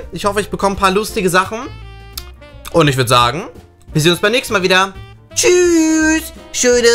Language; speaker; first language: German; native; German